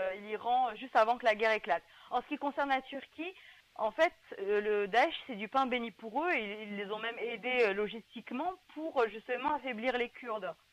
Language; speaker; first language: French; native; French